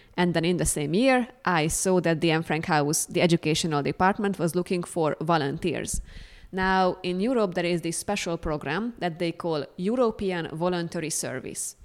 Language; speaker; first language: English; non-native, fluent; Hungarian